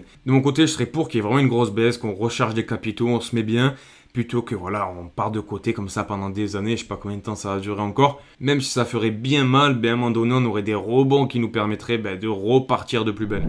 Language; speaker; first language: French; native; French